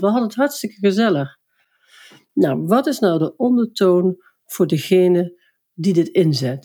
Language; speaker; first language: Dutch; native; Dutch